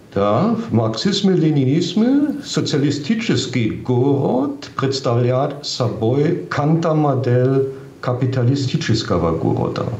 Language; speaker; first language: Russian; non-native, fluent; German